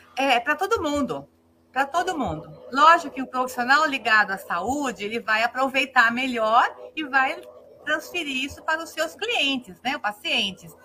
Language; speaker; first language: Portuguese; native; Portuguese